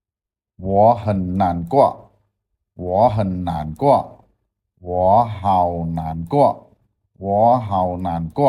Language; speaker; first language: Chinese; non-native, learner; Khmer